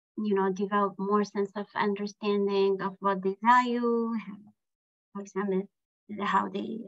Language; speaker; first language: English; non-native, fluent; Arabic